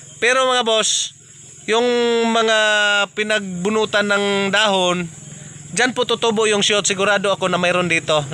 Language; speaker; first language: Filipino; non-native, local second language; Cebuano